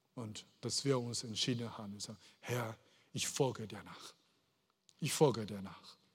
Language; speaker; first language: German; non-native, fluent; Chinese